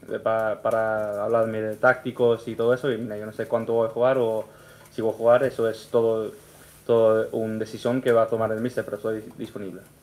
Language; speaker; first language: Spanish; early bilingual, heritage; English